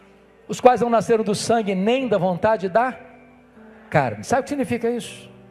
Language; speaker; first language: Portuguese; native; Portuguese